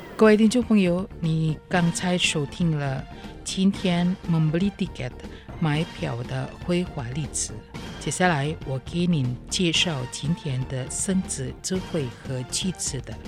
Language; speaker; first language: Chinese; non-native, fluent; Indonesian